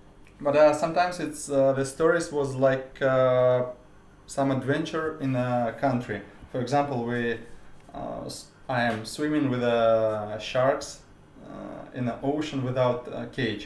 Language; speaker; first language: English; non-native, learner; Russian